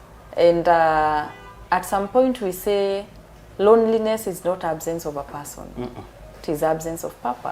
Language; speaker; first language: English; non-native, local second language; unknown